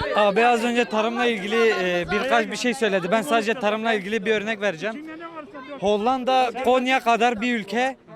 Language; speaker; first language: Turkish; native; Turkish